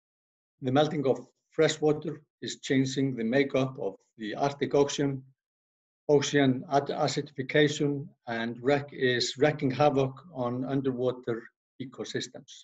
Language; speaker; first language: English; non-native, fluent; Icelandic